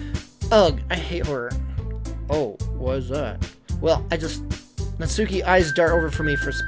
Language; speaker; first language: English; native; English